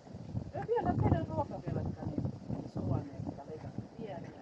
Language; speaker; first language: Finnish; non-native, learner; Bikol